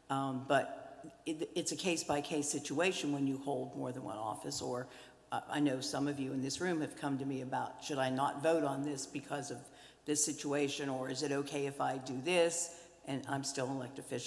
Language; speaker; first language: English; native; English